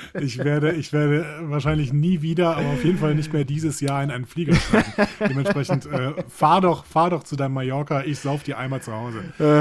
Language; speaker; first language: German; native; German